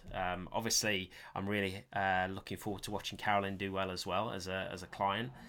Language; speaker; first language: English; native; English